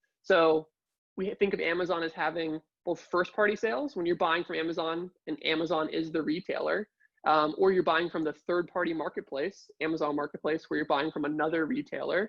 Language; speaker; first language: English; native; English